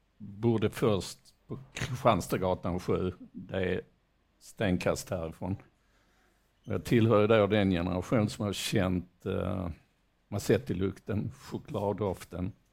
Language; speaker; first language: Swedish; native; Swedish